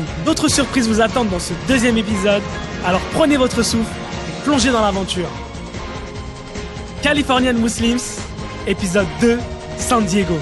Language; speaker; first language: French; native; French